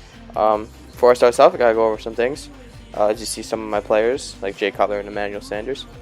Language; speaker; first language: English; native; English